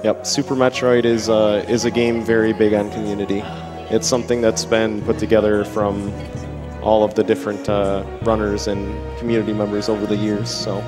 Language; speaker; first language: English; native; English